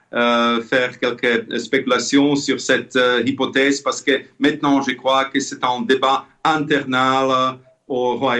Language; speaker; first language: French; non-native, fluent; Slovak